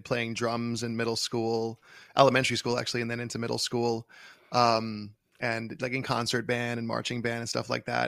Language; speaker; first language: English; native; English